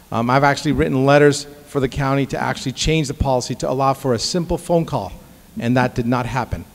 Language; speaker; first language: English; early bilingual, other home language; Arabic